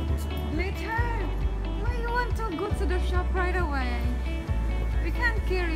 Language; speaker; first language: English; non-native, learner; Filipino